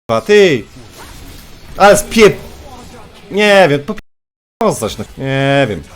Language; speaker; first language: Polish; native; Polish